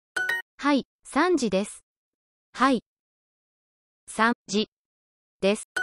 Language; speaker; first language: Japanese; non-native, learner; English